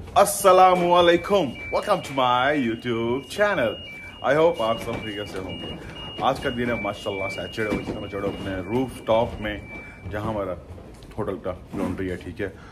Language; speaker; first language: Urdu; non-native, local second language; Punjabi